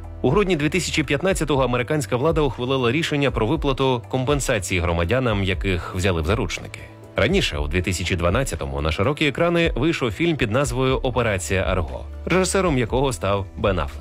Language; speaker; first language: Ukrainian; native; Ukrainian